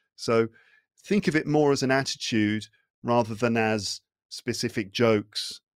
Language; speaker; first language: English; native; English